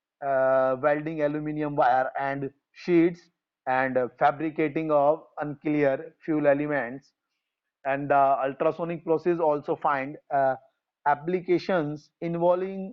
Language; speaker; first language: English; non-native, local second language; Hindi